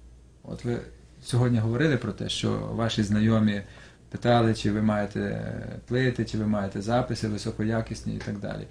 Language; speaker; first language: Ukrainian; native; Ukrainian